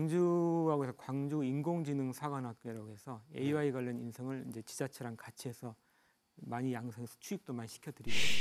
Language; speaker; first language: Korean; native; Korean